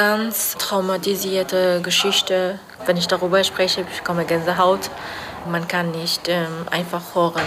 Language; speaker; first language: German; non-native, learner; Persian